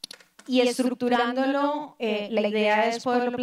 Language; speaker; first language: Spanish; native; Spanish